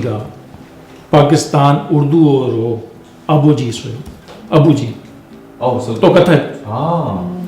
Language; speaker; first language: Korean; non-native, learner; Urdu